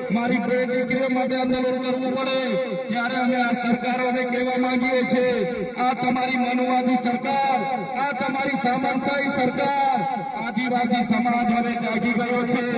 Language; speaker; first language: Gujarati; non-native, local second language; Bhili